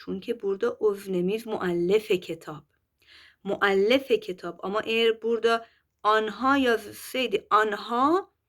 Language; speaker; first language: Turkish; non-native, fluent; Persian